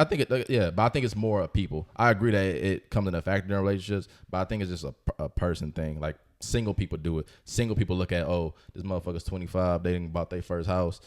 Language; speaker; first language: English; native; English